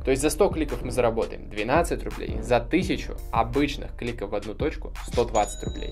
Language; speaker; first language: Russian; native; Russian